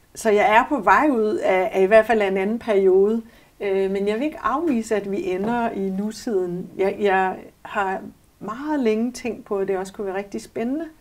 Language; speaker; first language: Danish; native; Danish